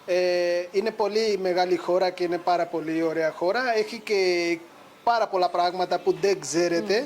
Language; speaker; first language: Greek; non-native, learner; Punjabi